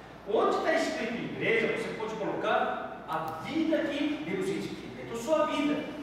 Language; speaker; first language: Portuguese; non-native, fluent; Korean